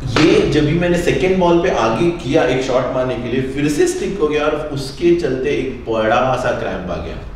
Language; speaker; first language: Hindi; native; Hindi